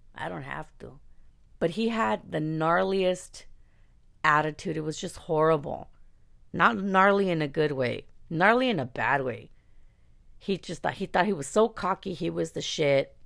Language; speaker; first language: English; early bilingual, other home language; Spanish